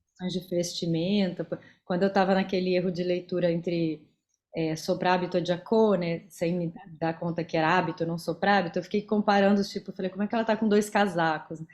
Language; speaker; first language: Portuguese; native; Portuguese